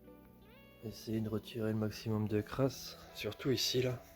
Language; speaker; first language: French; native; French